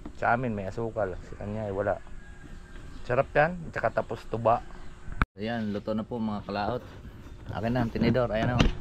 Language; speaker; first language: Filipino; non-native, local second language; Cebuano